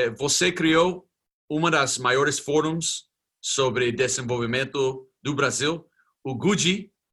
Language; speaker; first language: Portuguese; non-native, fluent; English